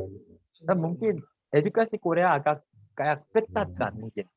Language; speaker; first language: Indonesian; non-native, fluent; Korean